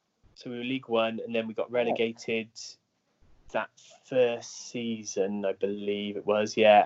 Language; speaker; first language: English; native; English